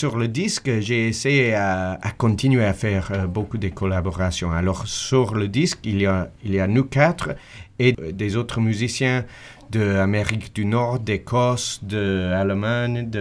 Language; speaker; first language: French; non-native, fluent; English